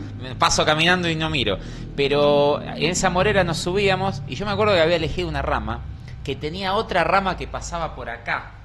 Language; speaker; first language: Spanish; native; Spanish